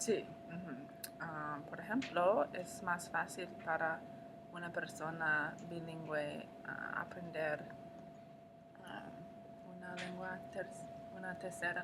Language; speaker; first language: Spanish; non-native, learner; English